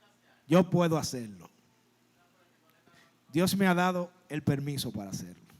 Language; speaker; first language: Spanish; native; Spanish